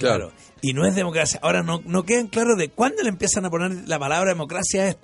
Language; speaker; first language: Spanish; native; Spanish